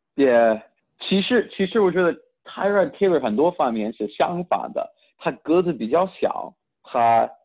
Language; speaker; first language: Chinese; early bilingual, heritage; Chinese